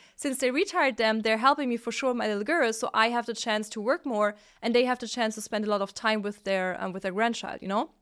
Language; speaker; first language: English; non-native, fluent; Italian